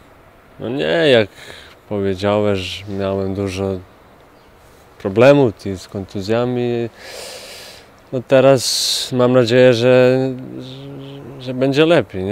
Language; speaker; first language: Polish; non-native, fluent; Bosnian